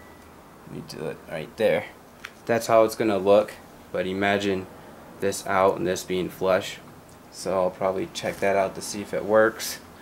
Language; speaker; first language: English; native; English